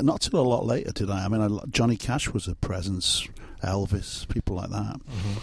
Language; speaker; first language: English; native; English